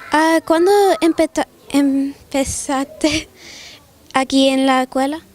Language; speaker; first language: Spanish; non-native, learner; English